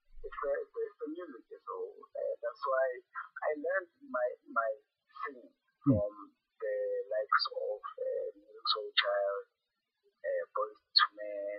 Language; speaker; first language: English; non-native, local second language; Zulu